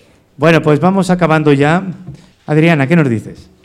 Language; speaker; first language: Spanish; native; Spanish